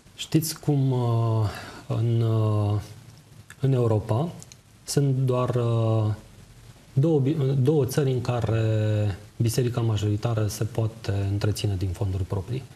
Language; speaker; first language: Romanian; native; Romanian